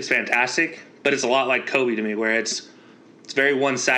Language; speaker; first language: English; native; English